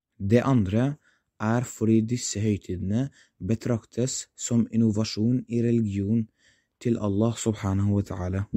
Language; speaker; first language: Norwegian; non-native, fluent; Arabic